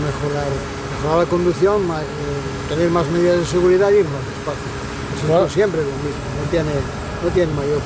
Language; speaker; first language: Spanish; native; Spanish